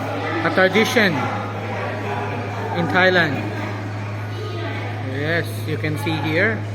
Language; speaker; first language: English; non-native, local second language; Filipino